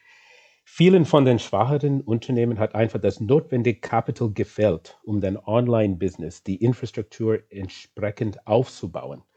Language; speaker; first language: German; non-native, fluent; English